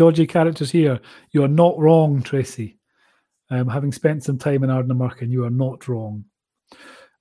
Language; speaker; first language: English; native; English